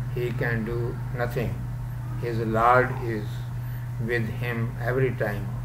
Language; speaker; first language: English; non-native, local second language; Urdu